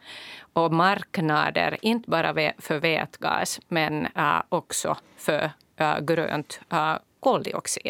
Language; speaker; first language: Swedish; non-native, local second language; Finnish